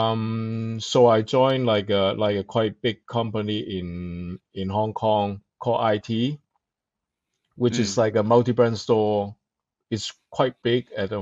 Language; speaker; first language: English; non-native, local second language; Cantonese